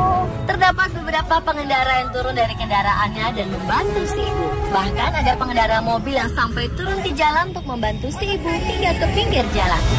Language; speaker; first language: Indonesian; native; Indonesian